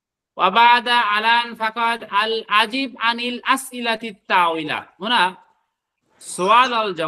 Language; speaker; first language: Arabic; non-native, fluent; Bangla